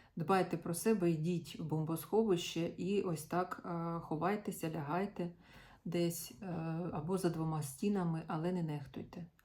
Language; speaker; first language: Ukrainian; non-native, local second language; Russian